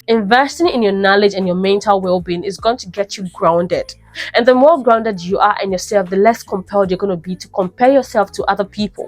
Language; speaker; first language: English; native; English